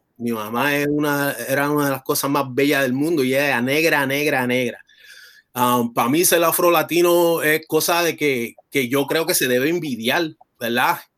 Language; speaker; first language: Spanish; early bilingual, other home language; English